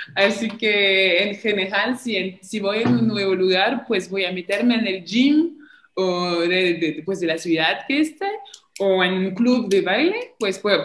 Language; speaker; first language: Spanish; non-native, fluent; French